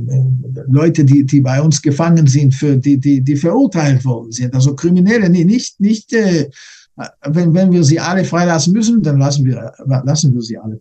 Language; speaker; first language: German; non-native, fluent; English